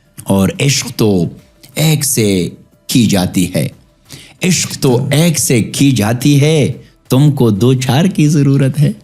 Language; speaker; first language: Urdu; non-native, local second language; Pashto